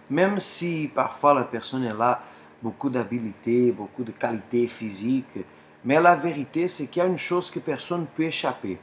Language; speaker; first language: French; non-native, fluent; Portuguese